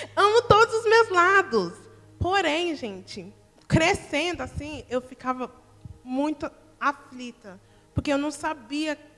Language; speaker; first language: Portuguese; early bilingual, heritage; Portuguese